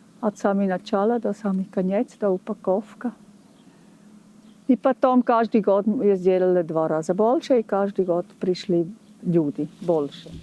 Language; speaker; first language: Russian; non-native, learner; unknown